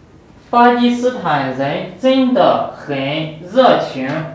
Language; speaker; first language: Chinese; non-native, fluent; Urdu